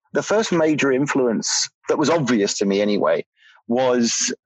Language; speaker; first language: English; native; English